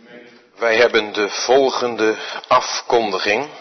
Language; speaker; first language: Dutch; native; Dutch